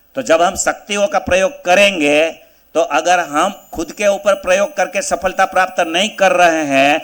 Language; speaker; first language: Hindi; non-native, local second language; Gujarati